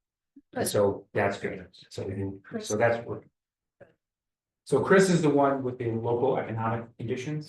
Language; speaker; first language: English; native; English